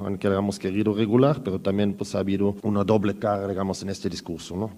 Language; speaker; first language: Spanish; native; Spanish